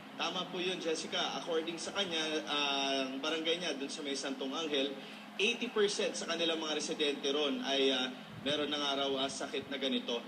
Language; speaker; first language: Filipino; native; Filipino